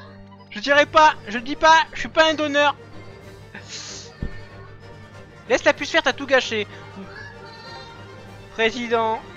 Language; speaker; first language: French; native; French